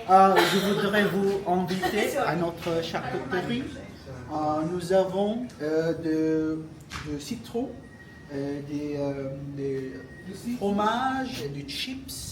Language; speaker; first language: French; non-native, learner; Filipino